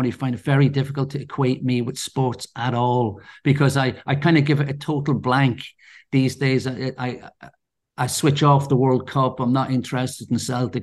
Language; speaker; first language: English; native; English